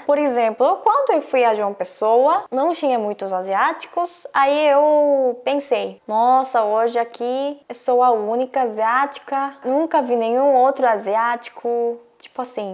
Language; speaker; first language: Portuguese; non-native, fluent; Korean